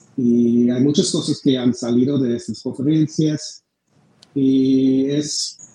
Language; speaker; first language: Spanish; non-native, fluent; English